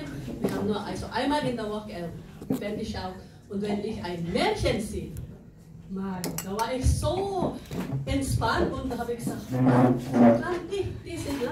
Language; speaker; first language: German; non-native, fluent; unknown